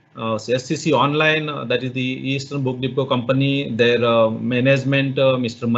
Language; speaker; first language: English; non-native, local second language; Marathi